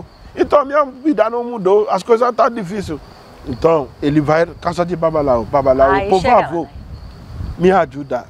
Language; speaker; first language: Portuguese; non-native, learner; Yoruba